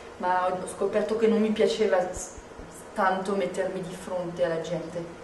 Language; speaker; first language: Italian; non-native, fluent; French